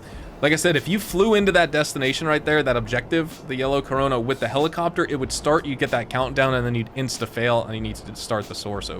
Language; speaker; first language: English; native; English